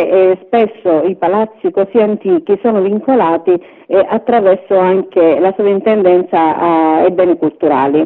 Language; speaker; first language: Italian; native; Italian